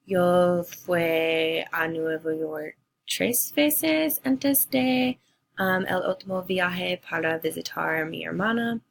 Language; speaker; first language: Spanish; non-native, learner; English